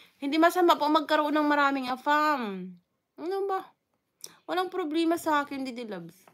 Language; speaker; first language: Filipino; non-native, local second language; Waray